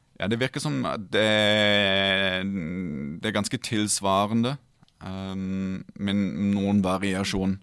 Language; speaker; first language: Norwegian; non-native, fluent; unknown